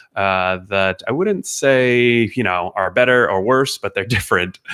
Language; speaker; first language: English; native; English